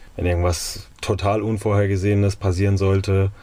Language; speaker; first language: German; native; German